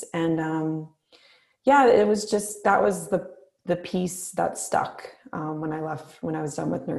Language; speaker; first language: English; native; English